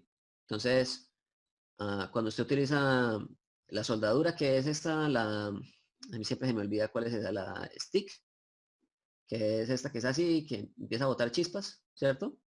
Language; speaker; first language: Spanish; native; Spanish